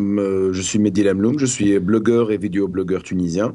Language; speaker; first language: French; non-native, local second language; Arabic